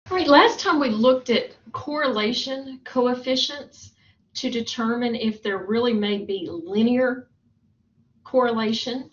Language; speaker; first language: English; native; English